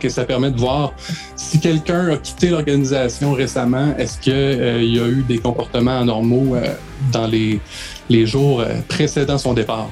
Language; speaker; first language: French; native; French